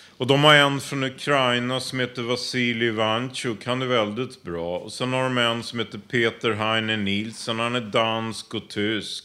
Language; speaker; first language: Swedish; native; Swedish